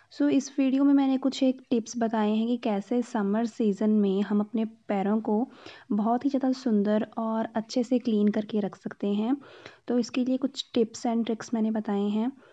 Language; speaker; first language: Hindi; non-native, local second language; Punjabi